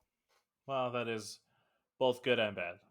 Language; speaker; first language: English; native; English